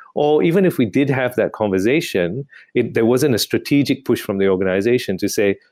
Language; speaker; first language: English; non-native, local second language; Tamil